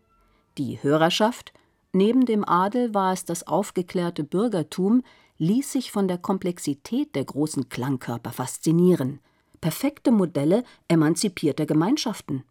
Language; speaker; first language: German; native; German